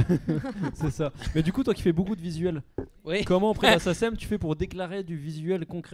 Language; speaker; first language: French; native; French